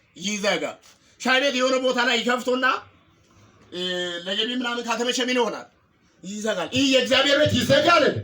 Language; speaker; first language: Amharic; non-native, local second language; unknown